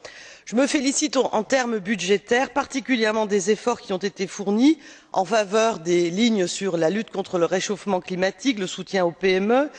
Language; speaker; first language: French; native; French